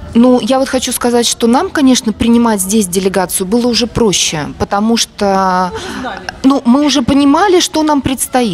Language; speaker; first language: Russian; native; Russian